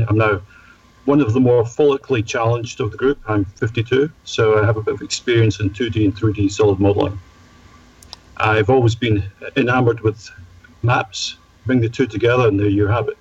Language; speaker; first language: English; native; English